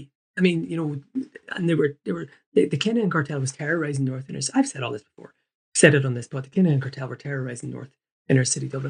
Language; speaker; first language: English; native; English